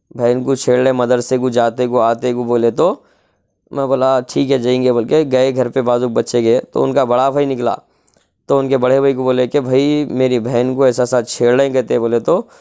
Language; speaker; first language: Hindi; non-native, local second language; Urdu